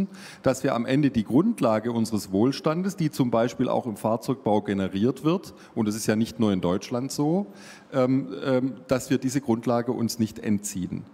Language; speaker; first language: German; native; German